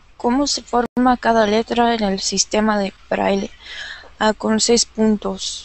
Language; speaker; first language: Spanish; non-native, learner; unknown